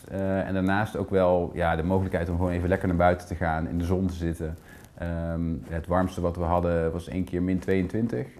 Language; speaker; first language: Dutch; native; Dutch